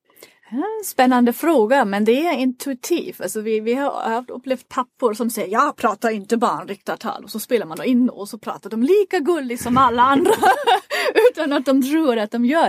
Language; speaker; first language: Swedish; non-native, fluent; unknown